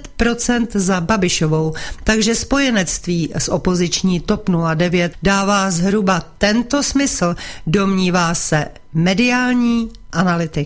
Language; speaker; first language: Czech; native; Czech